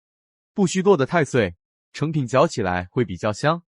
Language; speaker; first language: Chinese; native; Chinese